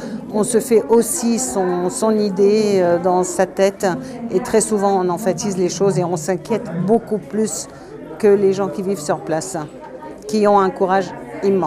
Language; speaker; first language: French; non-native, fluent; Arabic